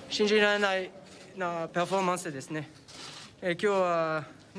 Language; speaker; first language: Japanese; non-native, fluent; French